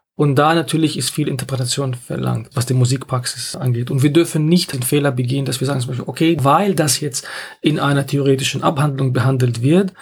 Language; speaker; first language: German; non-native, fluent; Arabic